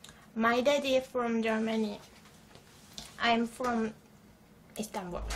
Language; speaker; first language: English; non-native, learner; Turkish